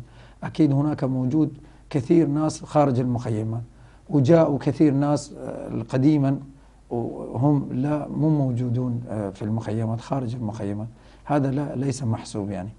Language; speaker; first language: Arabic; non-native, fluent; Rohingya